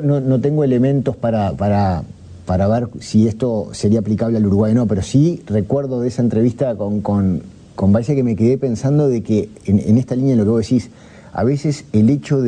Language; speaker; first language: Spanish; native; Spanish